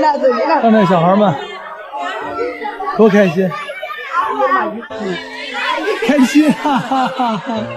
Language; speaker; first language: Chinese; native; Chinese